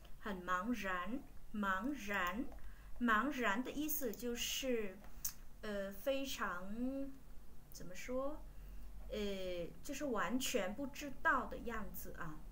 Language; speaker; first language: Chinese; non-native, fluent; Vietnamese